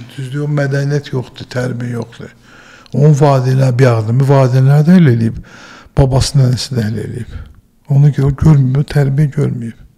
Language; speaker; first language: Azerbaijani; native; Azerbaijani